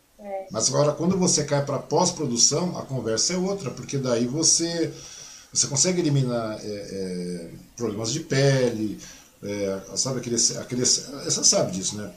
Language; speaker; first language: Portuguese; early bilingual, other home language; Chinese